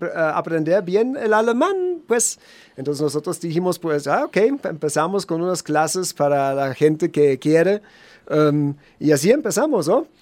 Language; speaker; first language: Spanish; non-native, fluent; German